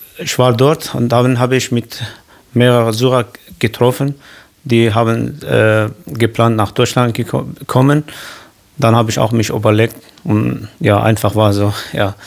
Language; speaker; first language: German; non-native, learner; Kurdish